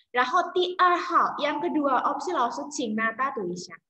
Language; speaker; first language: Chinese; non-native, fluent; Indonesian